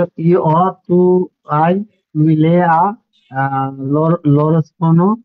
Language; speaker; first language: Italian; non-native, learner; Bangla